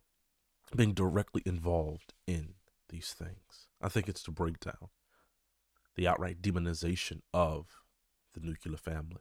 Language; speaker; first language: English; native; English